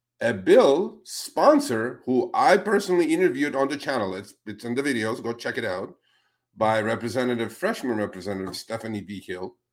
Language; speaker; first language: English; non-native, fluent; Spanish